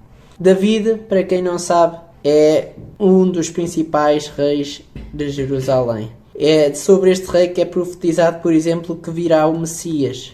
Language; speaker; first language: Portuguese; native; Portuguese